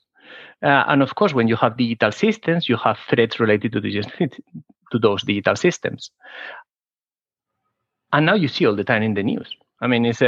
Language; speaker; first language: English; non-native, fluent; Spanish